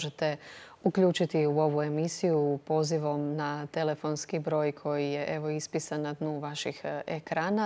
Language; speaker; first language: Croatian; native; Croatian